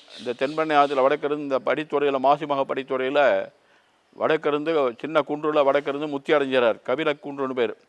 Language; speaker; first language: Tamil; native; Tamil